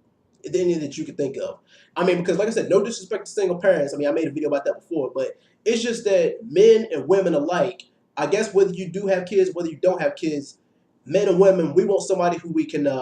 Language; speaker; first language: English; native; English